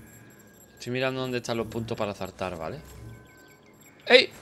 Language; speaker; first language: Spanish; native; Spanish